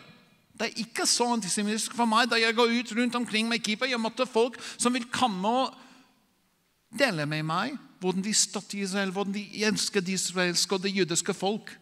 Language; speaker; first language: Norwegian; non-native, fluent; English